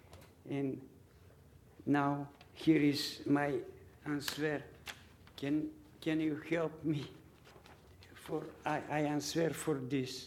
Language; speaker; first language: English; non-native, learner; Bulgarian